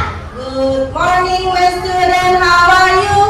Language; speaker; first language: English; non-native, learner; Indonesian